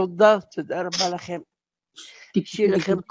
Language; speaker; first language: Hebrew; non-native, learner; Arabic